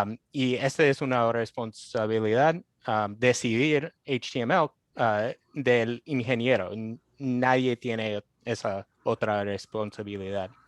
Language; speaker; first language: Spanish; non-native, fluent; English